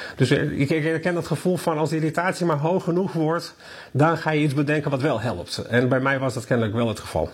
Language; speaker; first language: Dutch; non-native, fluent; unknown